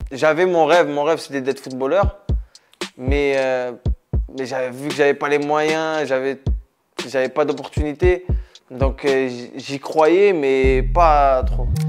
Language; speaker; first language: French; early bilingual, other home language; Arabic